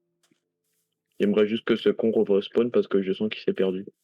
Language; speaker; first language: French; native; French